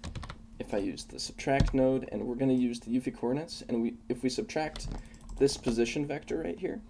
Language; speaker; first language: English; native; English